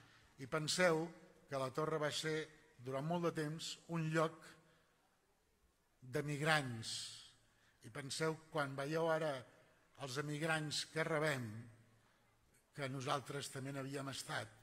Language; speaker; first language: Catalan; native; Catalan